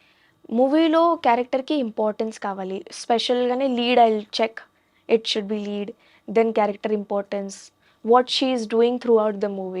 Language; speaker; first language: Telugu; non-native, learner; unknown